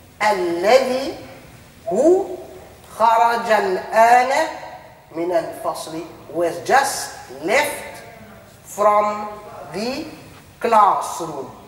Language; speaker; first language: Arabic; non-native, fluent; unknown